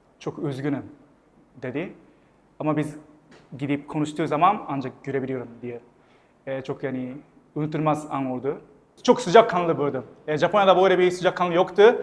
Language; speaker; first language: Turkish; non-native, fluent; Japanese